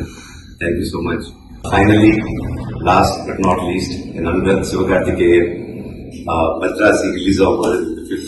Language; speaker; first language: Tamil; non-native, local second language; Telugu